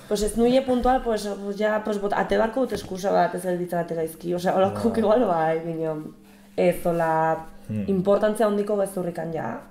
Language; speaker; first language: Basque; native; Basque